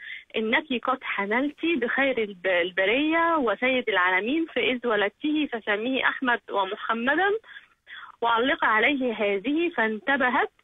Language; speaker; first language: Arabic; native; Arabic